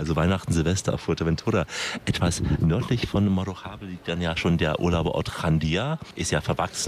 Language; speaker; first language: German; native; German